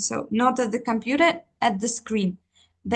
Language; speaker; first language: English; non-native, fluent; Uzbek